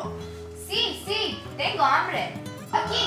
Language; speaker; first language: Spanish; non-native, learner; English